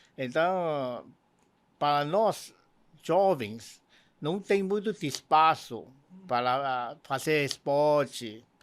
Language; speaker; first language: Portuguese; non-native, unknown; Cantonese